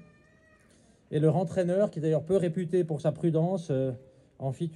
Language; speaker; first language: French; native; French